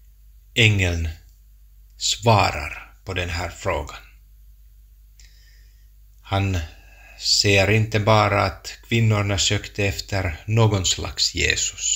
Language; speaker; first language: Swedish; non-native, local second language; Finnish